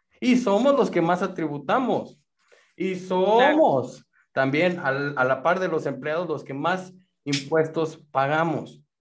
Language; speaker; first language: Spanish; native; Spanish